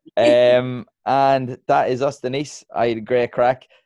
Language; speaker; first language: English; native; English